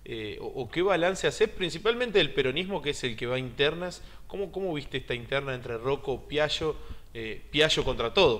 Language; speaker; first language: Spanish; native; Spanish